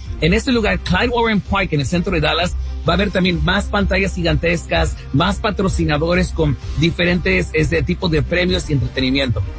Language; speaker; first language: Spanish; early bilingual, heritage; Spanish